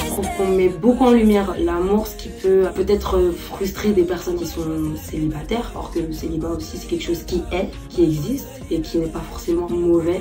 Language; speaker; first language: French; native; French